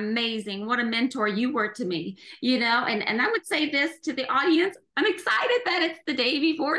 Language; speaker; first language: English; native; English